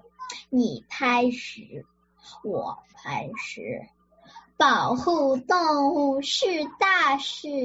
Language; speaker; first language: Chinese; early bilingual, heritage; Chinese